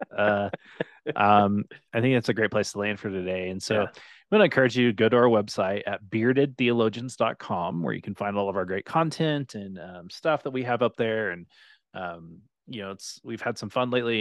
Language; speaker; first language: English; native; English